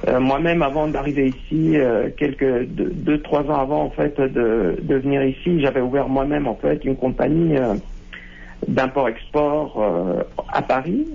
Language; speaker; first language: French; non-native, local second language; Arabic